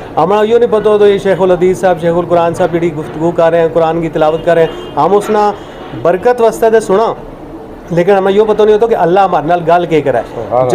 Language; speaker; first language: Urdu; non-native, local second language; Gujari